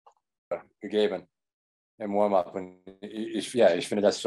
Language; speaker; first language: German; non-native, learner; English